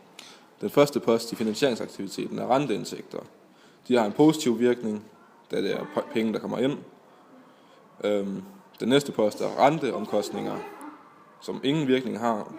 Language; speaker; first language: Danish; native; Danish